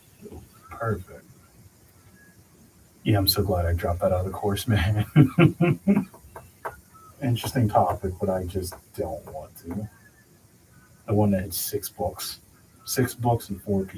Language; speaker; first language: English; native; English